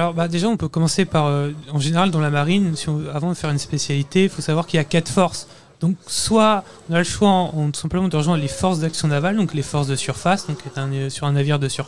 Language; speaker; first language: French; native; French